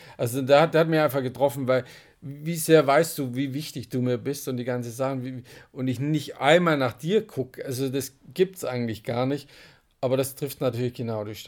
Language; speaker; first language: German; native; German